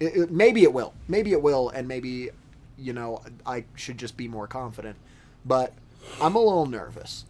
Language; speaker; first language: English; native; English